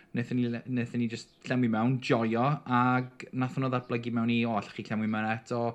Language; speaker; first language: Welsh; non-native, local second language; English